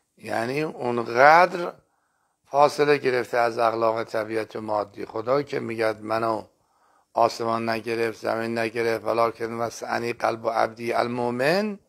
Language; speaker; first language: Persian; non-native, local second language; Azerbaijani